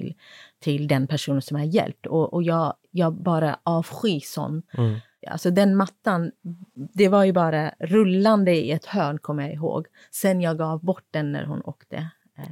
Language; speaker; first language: Swedish; non-native, fluent; Kurdish